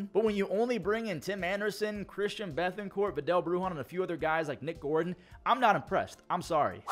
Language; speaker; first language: English; native; English